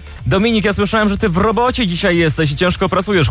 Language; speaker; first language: Polish; native; Polish